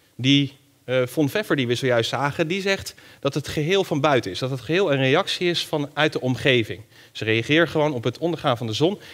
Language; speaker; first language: Dutch; native; Dutch